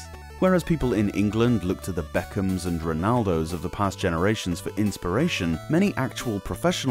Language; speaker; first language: English; native; English